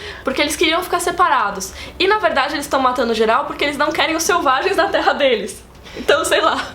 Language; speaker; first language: Portuguese; native; Portuguese